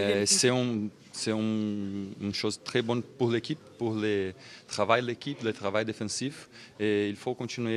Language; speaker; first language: French; non-native, learner; Portuguese